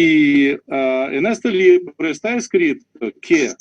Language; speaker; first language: Spanish; non-native, learner; Russian